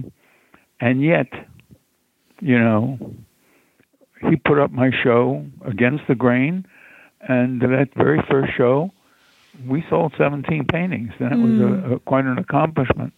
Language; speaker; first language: English; native; English